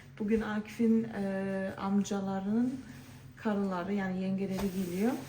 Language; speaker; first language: Turkish; early bilingual, heritage; Turkish